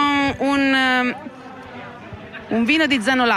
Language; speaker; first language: Italian; native; Italian